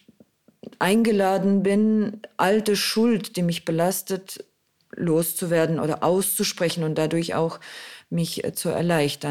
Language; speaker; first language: German; non-native, fluent; Russian